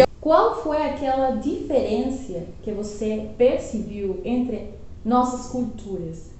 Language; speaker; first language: Portuguese; non-native, learner; Spanish